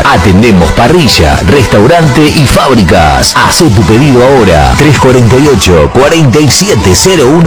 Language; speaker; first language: Spanish; native; Spanish